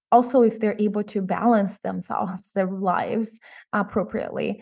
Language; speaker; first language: English; non-native, fluent; Portuguese